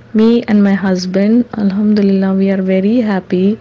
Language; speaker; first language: Hindi; non-native, local second language; Urdu